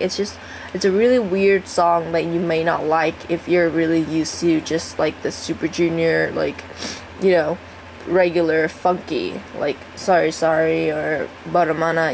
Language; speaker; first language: English; native; English